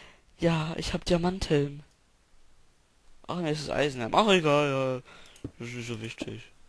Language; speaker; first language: German; native; German